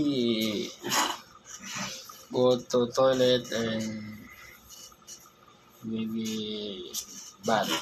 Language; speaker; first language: English; non-native, learner; Filipino